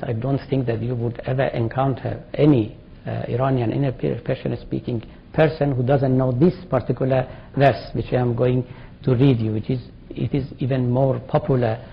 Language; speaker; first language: English; non-native, fluent; Persian